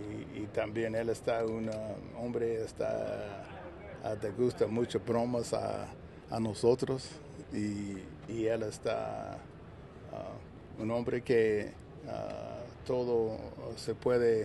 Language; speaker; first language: Spanish; non-native, learner; English